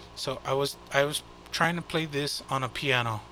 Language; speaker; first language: English; native; English